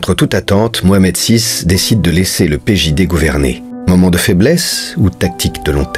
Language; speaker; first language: French; native; French